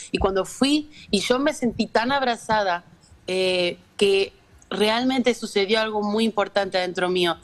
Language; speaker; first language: Spanish; native; Spanish